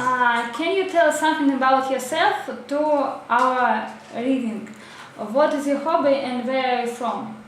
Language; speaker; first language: English; non-native, learner; Russian